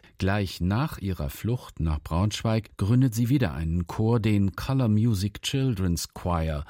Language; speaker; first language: German; native; German